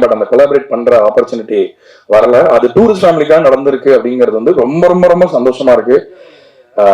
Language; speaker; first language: Tamil; native; Tamil